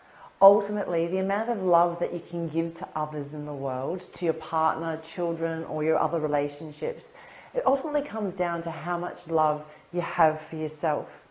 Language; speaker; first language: English; native; English